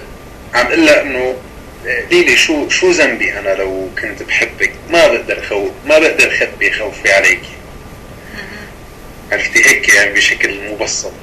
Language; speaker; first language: Arabic; native; Arabic